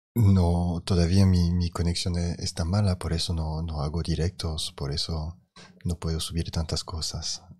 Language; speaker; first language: Spanish; non-native, fluent; French